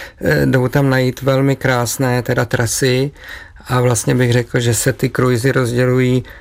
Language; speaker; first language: Czech; native; Czech